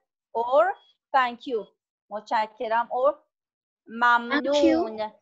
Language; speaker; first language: English; non-native, learner; Persian